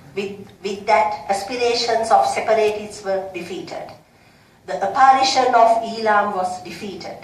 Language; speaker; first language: English; non-native, local second language; Sinhala